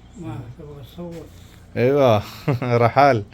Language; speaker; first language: Arabic; non-native, learner; Malayalam